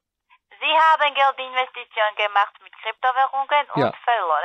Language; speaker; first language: German; non-native, learner; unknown